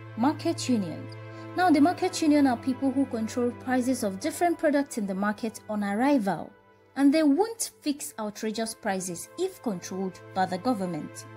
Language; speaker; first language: English; non-native, local second language; Igbo